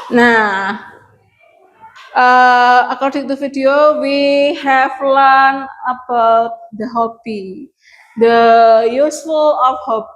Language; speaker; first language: English; non-native, learner; Indonesian